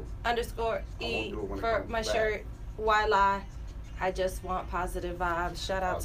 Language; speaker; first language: English; native; English